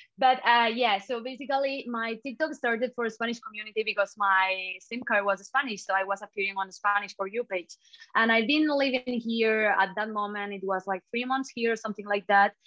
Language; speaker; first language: English; non-native, fluent; Spanish